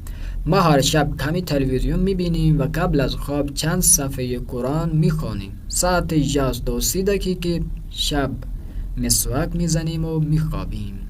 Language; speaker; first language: Persian; non-native, fluent; Urdu